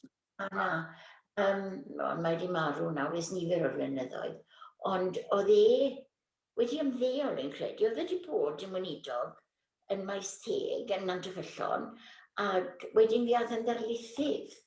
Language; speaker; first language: Welsh; native; Welsh